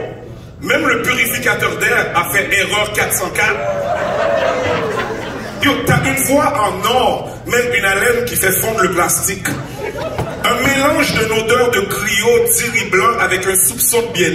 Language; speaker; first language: French; native; French